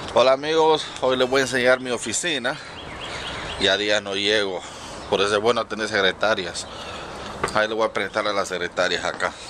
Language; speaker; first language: Spanish; native; Spanish